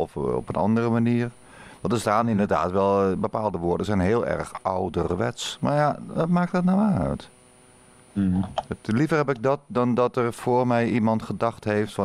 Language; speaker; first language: Dutch; native; Dutch